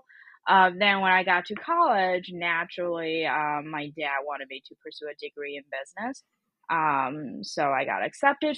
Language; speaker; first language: English; non-native, fluent; Chinese